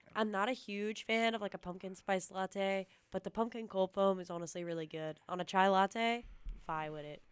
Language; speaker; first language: English; native; English